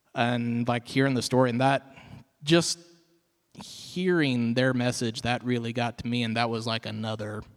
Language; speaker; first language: English; native; English